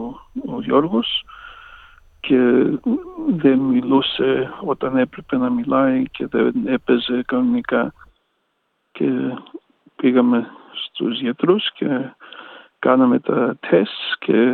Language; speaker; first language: Greek; early bilingual, heritage; Greek